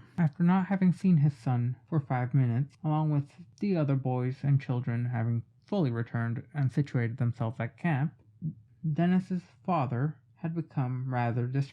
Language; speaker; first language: English; native; English